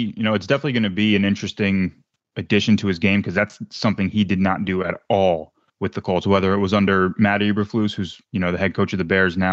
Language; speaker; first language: English; native; English